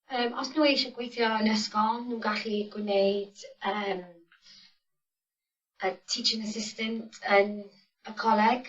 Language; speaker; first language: Welsh; non-native, local second language; English